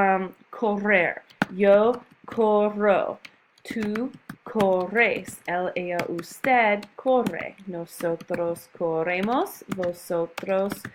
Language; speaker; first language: Spanish; non-native, fluent; English